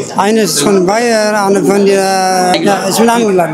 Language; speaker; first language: German; non-native, learner; Tigrinya